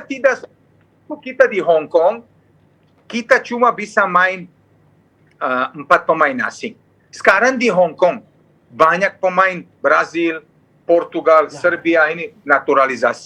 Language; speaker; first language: Indonesian; non-native, fluent; Serbian